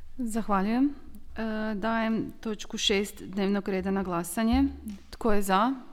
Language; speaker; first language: Croatian; native; Croatian